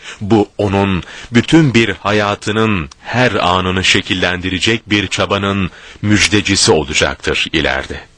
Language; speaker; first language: Turkish; native; Turkish